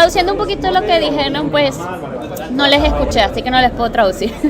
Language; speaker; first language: Spanish; native; Spanish